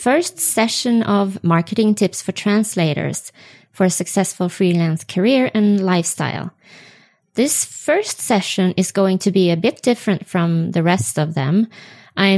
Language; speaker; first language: English; non-native, fluent; Swedish